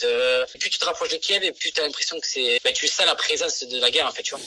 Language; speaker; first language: French; native; French